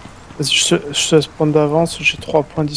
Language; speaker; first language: French; native; French